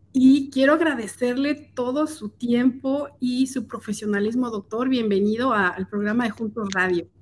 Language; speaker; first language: Spanish; native; Spanish